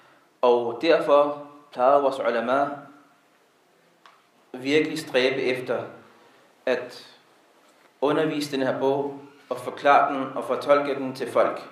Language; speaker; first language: Danish; non-native, local second language; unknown